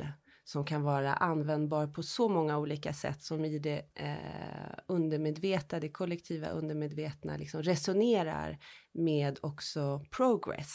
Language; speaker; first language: Swedish; early bilingual, heritage; Swedish